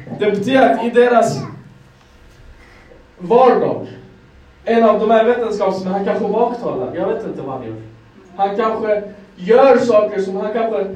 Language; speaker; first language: Swedish; non-native, fluent; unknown